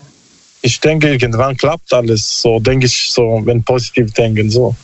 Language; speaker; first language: German; non-native, learner; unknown